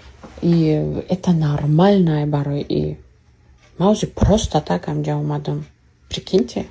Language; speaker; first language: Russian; non-native, local second language; Tajik